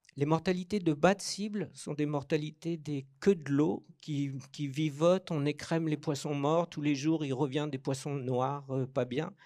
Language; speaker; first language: French; native; French